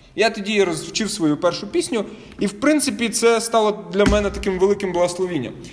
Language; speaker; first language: Ukrainian; non-native, local second language; Russian